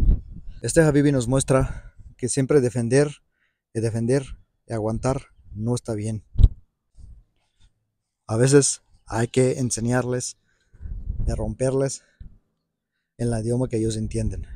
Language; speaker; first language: Spanish; non-native, fluent; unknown